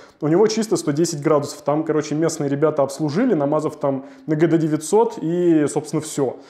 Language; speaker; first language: Russian; native; Russian